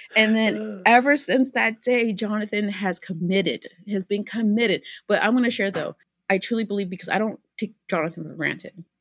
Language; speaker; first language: English; early bilingual, other home language; Spanish